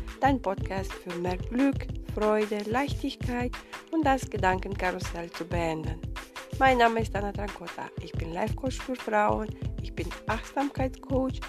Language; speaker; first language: German; non-native, fluent; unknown